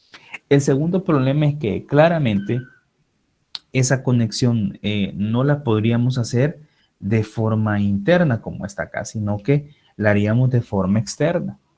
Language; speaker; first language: Spanish; native; Spanish